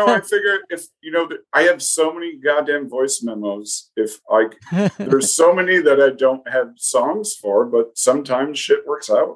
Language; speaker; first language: English; native; English